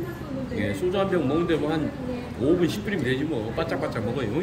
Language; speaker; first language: Korean; native; Korean